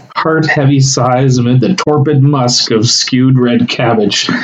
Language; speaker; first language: English; native; English